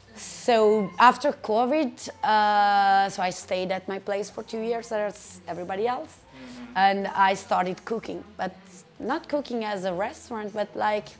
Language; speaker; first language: English; non-native, fluent; Italian